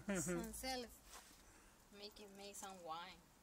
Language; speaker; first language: English; non-native, learner; Spanish